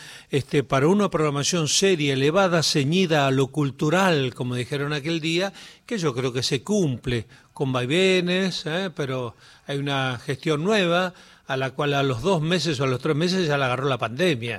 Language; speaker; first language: Spanish; native; Spanish